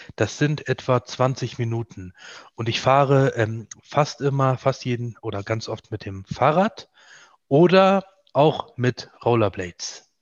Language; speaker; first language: German; native; German